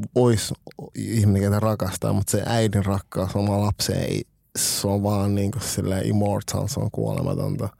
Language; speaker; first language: Finnish; early bilingual, other home language; French